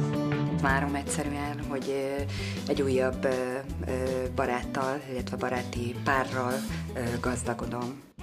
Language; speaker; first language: Hungarian; early bilingual, heritage; Hungarian